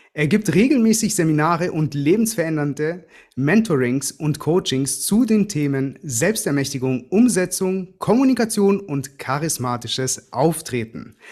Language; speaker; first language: German; early bilingual, other home language; Greek